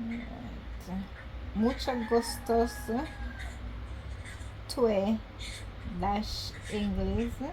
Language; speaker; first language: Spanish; non-native, learner; English